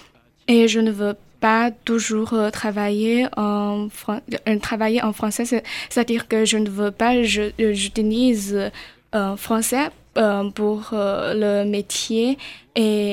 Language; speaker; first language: French; non-native, learner; Chinese